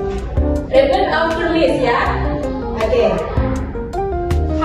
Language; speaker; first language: English; non-native, fluent; Indonesian